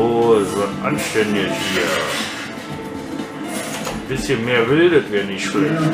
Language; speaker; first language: German; native; German